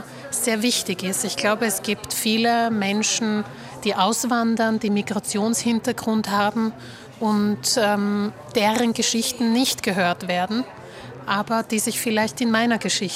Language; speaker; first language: German; early bilingual, other home language; Slovak